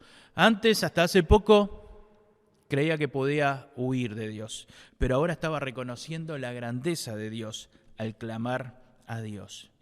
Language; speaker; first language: Spanish; native; Spanish